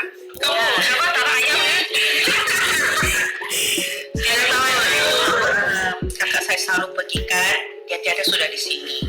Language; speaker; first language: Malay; non-native, local second language; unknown